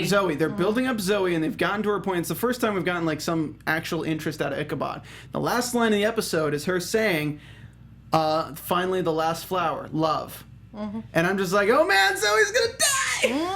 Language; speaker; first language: English; native; English